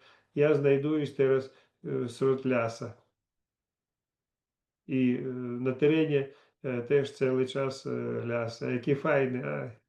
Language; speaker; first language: Polish; non-native, learner; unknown